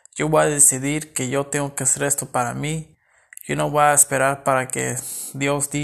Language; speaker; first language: Spanish; early bilingual, heritage; Spanish